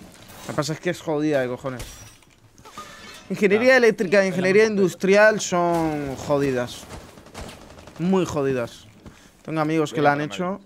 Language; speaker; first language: Spanish; native; Spanish